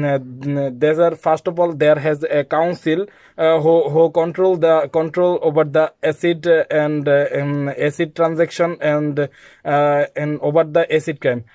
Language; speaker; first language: English; non-native, learner; Bangla